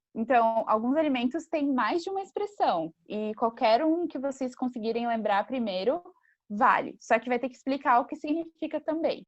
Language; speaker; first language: Portuguese; native; Portuguese